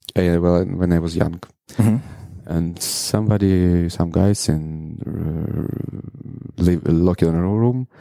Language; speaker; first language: English; non-native, learner; Ukrainian